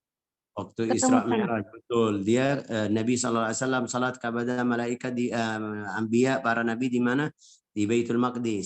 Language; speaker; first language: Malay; non-native, fluent; Arabic